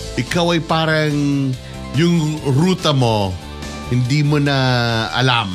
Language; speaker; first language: Filipino; non-native, local second language; Pampanga